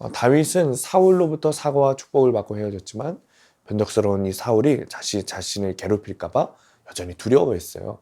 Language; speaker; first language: Korean; native; Korean